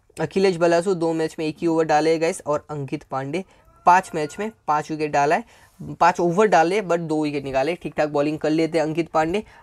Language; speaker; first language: Hindi; native; Hindi